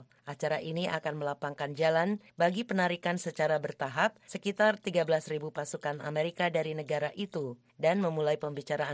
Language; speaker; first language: Indonesian; native; Indonesian